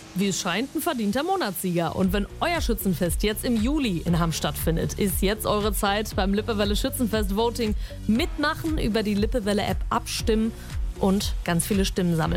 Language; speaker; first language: German; native; German